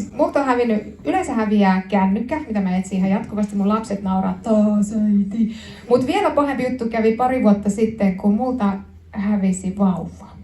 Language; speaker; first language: Finnish; native; Finnish